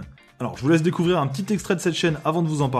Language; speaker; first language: French; native; French